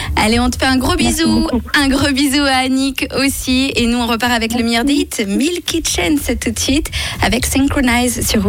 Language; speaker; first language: French; native; French